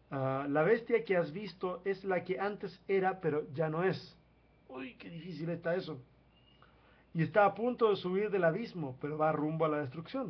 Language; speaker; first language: Spanish; native; Spanish